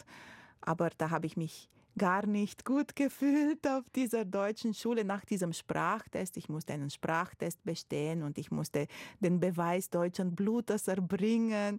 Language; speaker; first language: German; non-native, fluent; Romanian